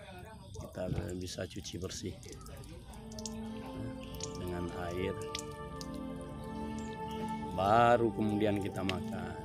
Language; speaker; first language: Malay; non-native, local second language; Achinese